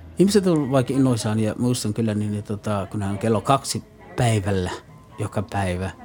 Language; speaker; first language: Finnish; non-native, fluent; Somali